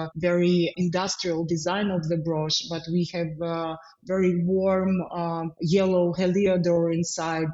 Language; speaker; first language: English; non-native, fluent; Ukrainian